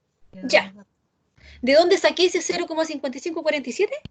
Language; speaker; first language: Spanish; native; Spanish